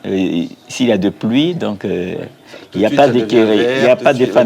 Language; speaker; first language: French; non-native, local second language; Malagasy